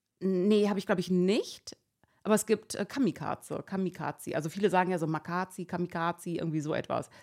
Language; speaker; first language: German; early bilingual, other home language; Persian